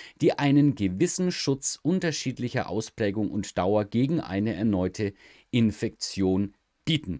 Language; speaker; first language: German; native; German